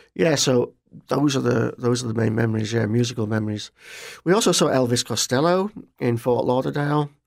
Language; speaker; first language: English; native; English